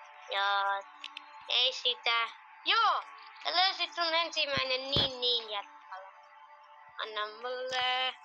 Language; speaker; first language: Finnish; early bilingual, other home language; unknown